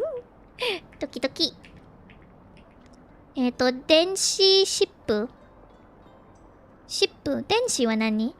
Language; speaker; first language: Japanese; non-native, learner; Filipino